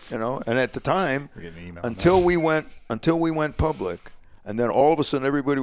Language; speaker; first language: English; native; English